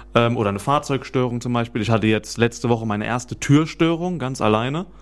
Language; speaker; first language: German; native; German